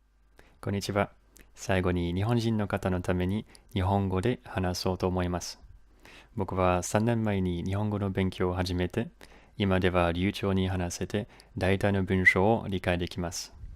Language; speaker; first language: Japanese; non-native, fluent; French